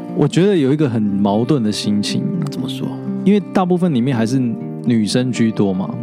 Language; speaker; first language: Chinese; native; Chinese